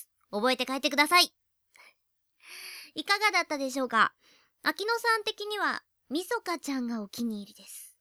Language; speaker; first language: Japanese; native; Japanese